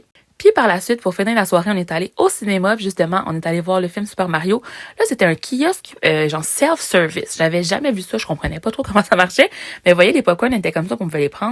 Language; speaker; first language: French; native; French